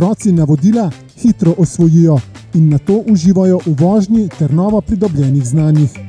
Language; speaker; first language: Slovenian; native; Slovenian